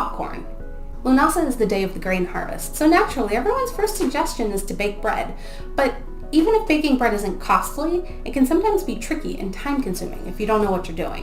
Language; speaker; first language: English; native; English